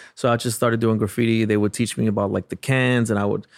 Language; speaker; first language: English; native; English